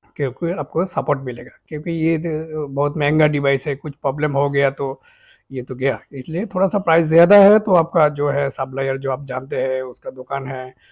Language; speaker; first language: Hindi; non-native, fluent; Bangla